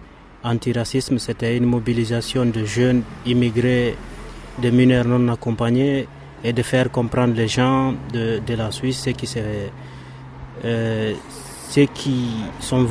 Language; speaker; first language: French; non-native, local second language; Fula